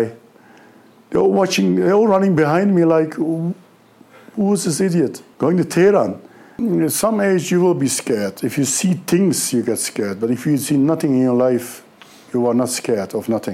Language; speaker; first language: English; non-native, learner; Turkish